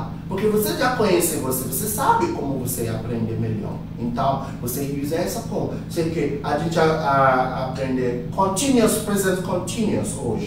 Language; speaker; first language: Portuguese; non-native, fluent; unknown